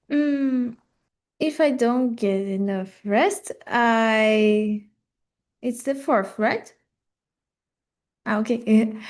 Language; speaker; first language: English; non-native, learner; Portuguese